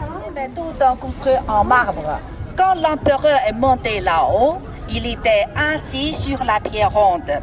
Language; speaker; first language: French; non-native, fluent; Chinese